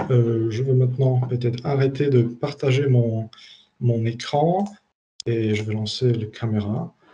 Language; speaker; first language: French; non-native, fluent; Polish